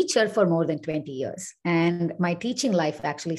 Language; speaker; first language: English; non-native, local second language; Tamil